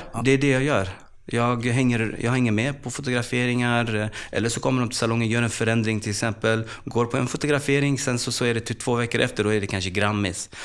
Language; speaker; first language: Swedish; early bilingual, other home language; Arabic